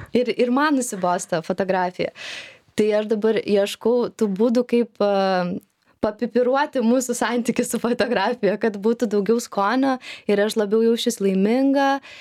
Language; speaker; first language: Lithuanian; native; Lithuanian